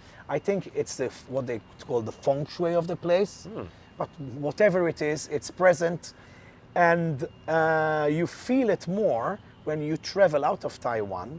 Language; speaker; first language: English; non-native, local second language; Maltese